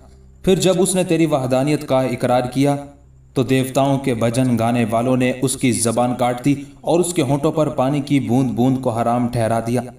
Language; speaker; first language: Urdu; native; Urdu